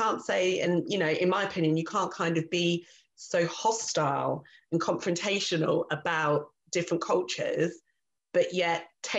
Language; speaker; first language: English; native; English